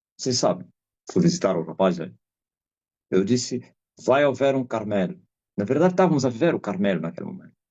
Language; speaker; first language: Portuguese; non-native, local second language; Kongo